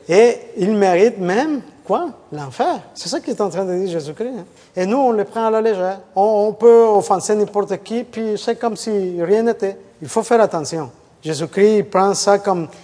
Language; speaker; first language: French; non-native, fluent; Spanish